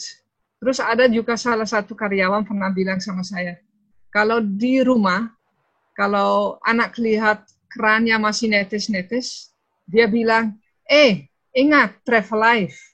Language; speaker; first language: Indonesian; non-native, fluent; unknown